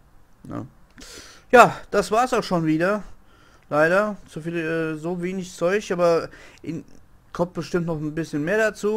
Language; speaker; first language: German; native; German